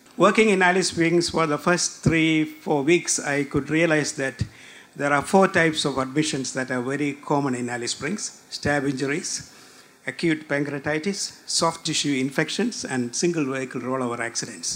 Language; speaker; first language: English; non-native, local second language; Malayalam